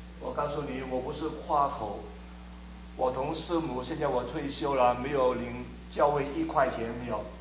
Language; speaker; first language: Chinese; early bilingual, heritage; Cantonese